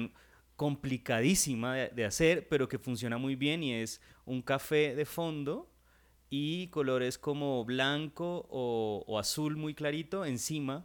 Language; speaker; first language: Spanish; native; Spanish